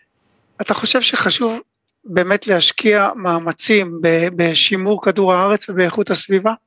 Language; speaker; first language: Hebrew; native; Hebrew